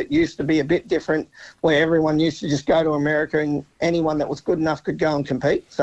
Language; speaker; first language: English; native; English